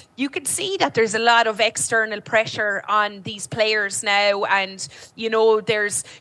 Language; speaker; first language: English; native; English